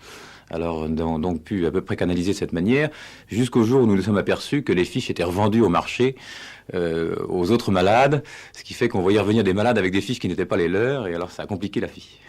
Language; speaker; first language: French; native; French